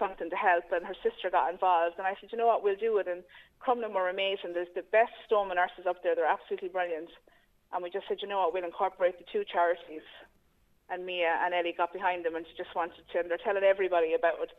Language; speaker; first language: English; native; English